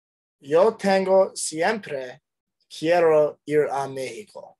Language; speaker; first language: Spanish; non-native, learner; English